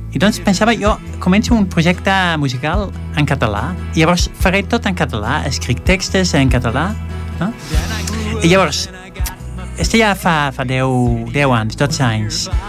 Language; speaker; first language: Catalan; non-native, fluent; Dutch